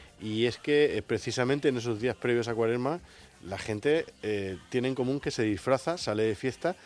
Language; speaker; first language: Spanish; native; Spanish